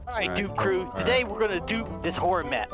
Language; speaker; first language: English; native; English